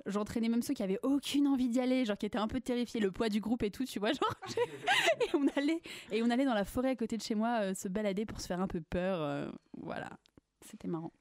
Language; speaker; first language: French; native; French